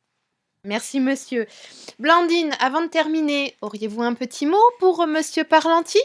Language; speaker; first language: French; native; French